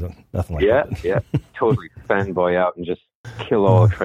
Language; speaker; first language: English; native; English